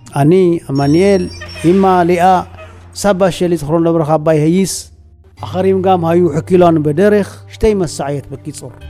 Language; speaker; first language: Hebrew; non-native, fluent; Tigrinya